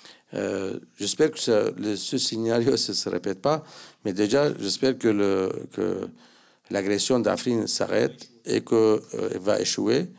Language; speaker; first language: French; non-native, fluent; Kurdish